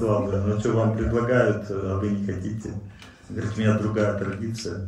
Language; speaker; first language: Russian; native; Russian